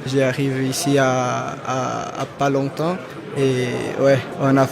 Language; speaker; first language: French; non-native, fluent; Portuguese